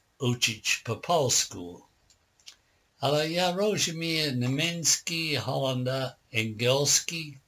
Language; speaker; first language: Polish; non-native, learner; English